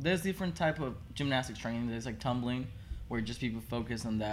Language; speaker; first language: English; non-native, fluent; Spanish